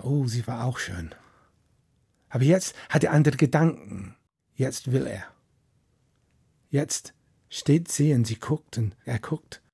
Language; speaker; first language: German; non-native, fluent; English